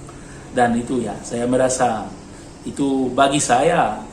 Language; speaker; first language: Indonesian; non-native, learner; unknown